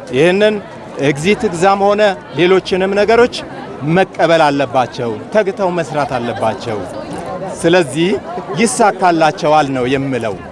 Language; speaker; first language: Amharic; non-native, local second language; Wolaytta